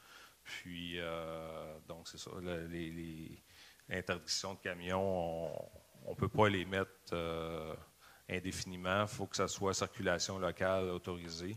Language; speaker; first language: French; native; French